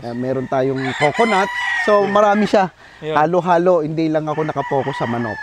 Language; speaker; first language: Filipino; native; Filipino